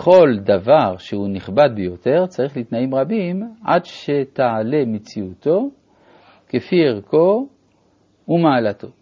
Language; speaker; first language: Hebrew; native; Hebrew